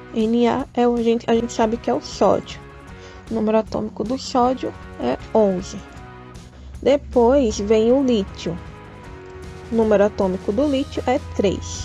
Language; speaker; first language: Portuguese; native; Portuguese